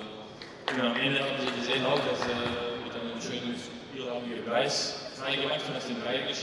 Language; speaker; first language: German; non-native, learner; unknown